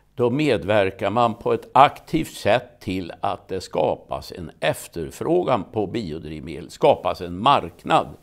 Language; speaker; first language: Swedish; native; Swedish